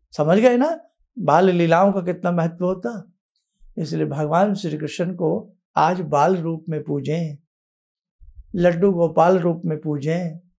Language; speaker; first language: Hindi; native; Hindi